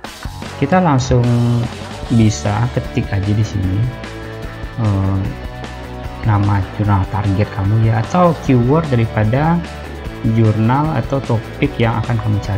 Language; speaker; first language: Indonesian; native; Indonesian